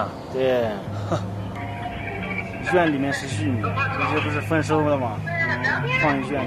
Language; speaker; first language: Chinese; native; Chinese